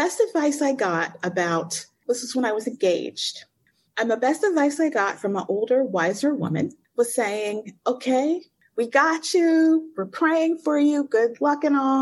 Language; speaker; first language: English; native; English